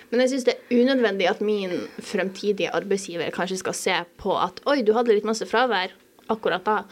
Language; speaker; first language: Norwegian; native; Norwegian